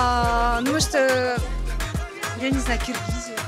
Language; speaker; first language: Russian; native; Russian